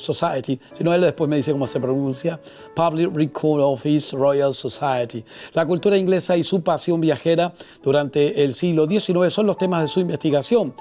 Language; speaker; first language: Spanish; native; Spanish